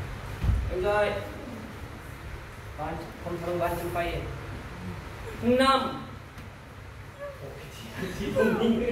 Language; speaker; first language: Vietnamese; non-native, learner; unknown